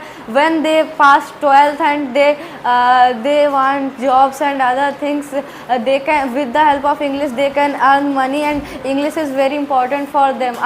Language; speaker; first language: English; non-native, learner; Hindi